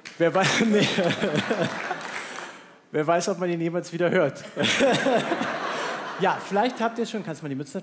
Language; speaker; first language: German; native; German